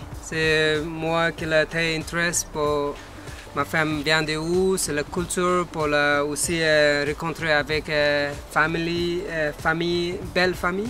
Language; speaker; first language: French; non-native, learner; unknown